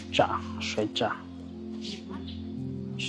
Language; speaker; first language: Chinese; non-native, learner; Amharic